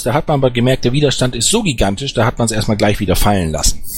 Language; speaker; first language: German; native; German